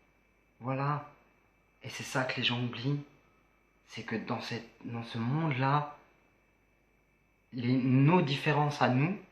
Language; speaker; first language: French; native; French